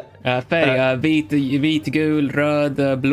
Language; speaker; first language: Swedish; non-native, learner; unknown